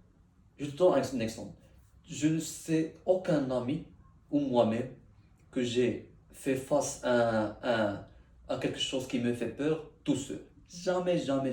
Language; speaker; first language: French; non-native, learner; Arabic